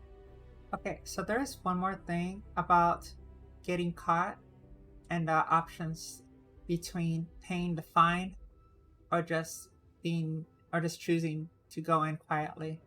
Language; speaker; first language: English; native; English